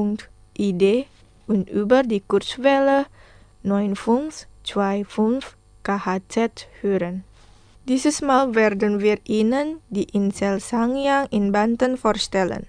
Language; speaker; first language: German; non-native, fluent; Indonesian